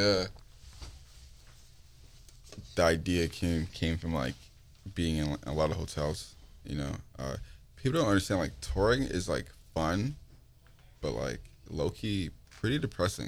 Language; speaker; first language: English; native; English